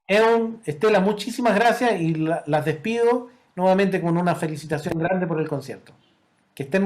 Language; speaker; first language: Spanish; native; Spanish